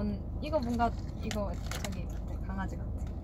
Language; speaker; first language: Korean; non-native, fluent; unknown